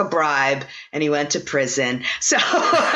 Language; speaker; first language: English; native; English